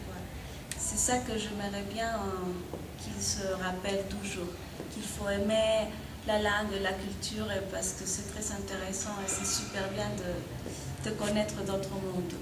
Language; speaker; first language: French; non-native, fluent; Spanish